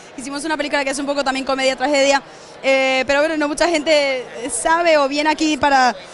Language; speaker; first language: Spanish; native; Spanish